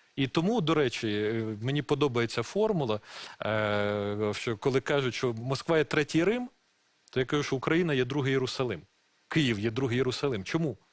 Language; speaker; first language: Ukrainian; non-native, local second language; Russian